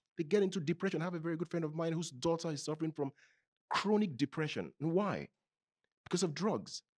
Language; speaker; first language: English; non-native, local second language; Yoruba